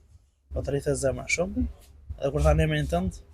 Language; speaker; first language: Albanian; native; Albanian